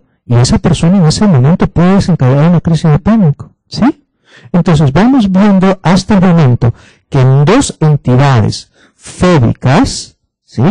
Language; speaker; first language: Spanish; native; Spanish